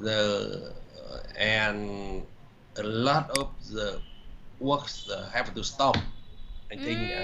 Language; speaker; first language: English; non-native, learner; Vietnamese